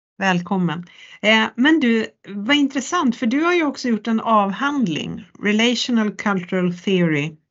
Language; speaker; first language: Swedish; native; Swedish